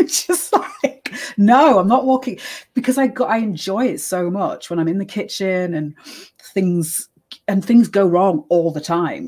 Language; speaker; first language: English; native; English